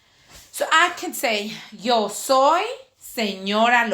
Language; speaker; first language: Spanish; early bilingual, heritage; Spanish